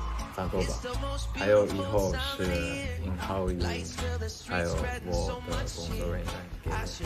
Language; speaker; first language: Chinese; non-native, learner; Japanese